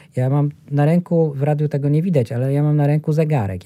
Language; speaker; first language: Polish; native; Polish